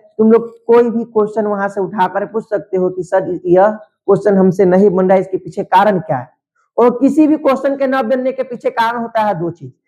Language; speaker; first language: Hindi; native; Hindi